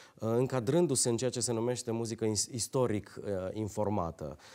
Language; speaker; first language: Romanian; native; Romanian